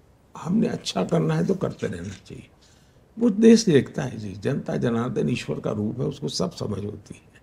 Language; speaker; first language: Hindi; non-native, local second language; Gujarati